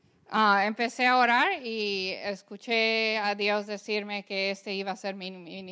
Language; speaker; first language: Spanish; early bilingual, heritage; English